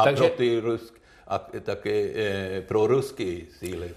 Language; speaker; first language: Czech; non-native, learner; Swedish